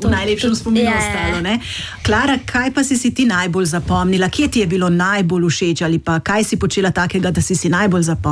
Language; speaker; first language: Slovenian; native; Slovenian